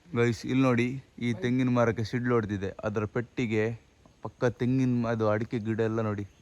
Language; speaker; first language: Kannada; non-native, local second language; Tulu